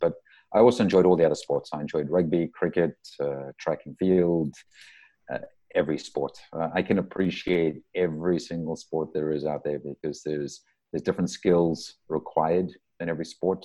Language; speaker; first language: English; native; English